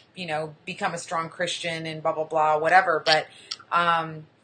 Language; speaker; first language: English; native; English